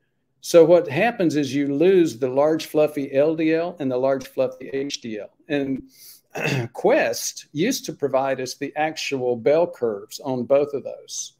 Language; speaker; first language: English; native; English